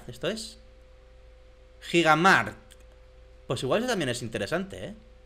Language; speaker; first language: Spanish; native; Spanish